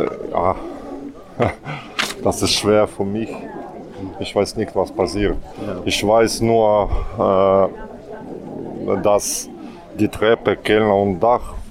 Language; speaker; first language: German; non-native, learner; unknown